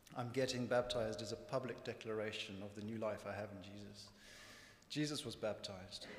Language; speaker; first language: English; native; English